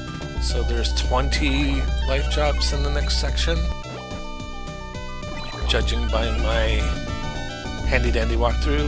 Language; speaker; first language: English; native; English